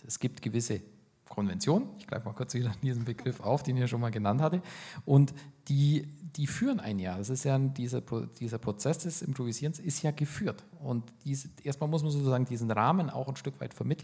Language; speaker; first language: German; native; German